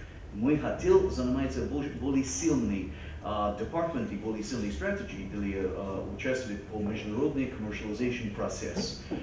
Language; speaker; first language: Russian; non-native, fluent; English